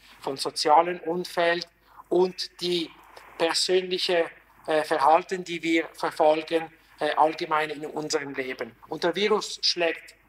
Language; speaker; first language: German; non-native, local second language; Italian